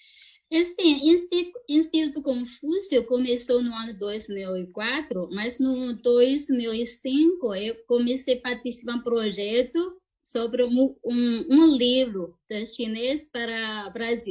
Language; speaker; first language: Portuguese; non-native, fluent; Chinese